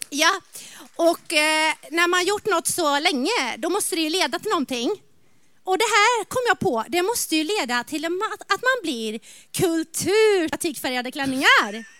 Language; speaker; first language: Swedish; native; Swedish